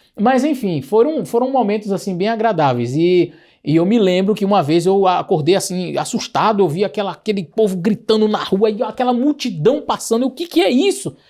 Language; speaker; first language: Portuguese; native; Portuguese